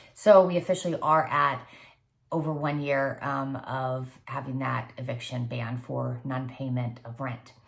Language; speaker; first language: English; native; English